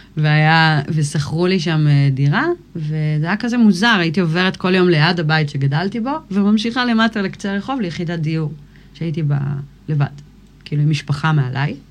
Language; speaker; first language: Hebrew; early bilingual, other home language; English